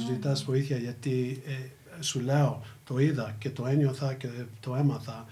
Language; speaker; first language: Greek; early bilingual, heritage; English